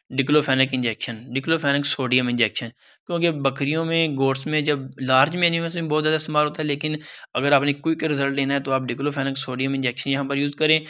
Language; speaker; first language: Urdu; non-native, local second language; Punjabi